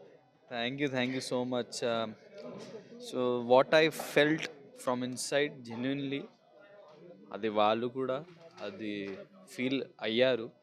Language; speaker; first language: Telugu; non-native, local second language; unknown